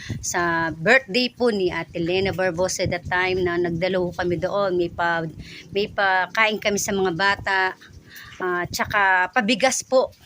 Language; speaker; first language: Filipino; non-native, local second language; Bikol